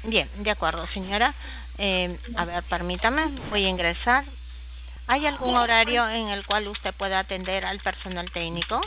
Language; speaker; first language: Spanish; native; Spanish